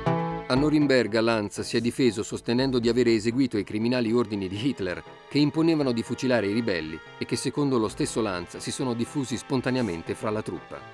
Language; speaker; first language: Italian; native; Italian